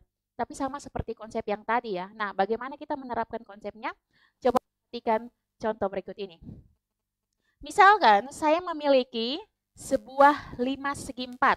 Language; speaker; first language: Indonesian; native; Indonesian